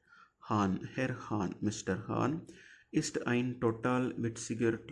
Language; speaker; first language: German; non-native, fluent; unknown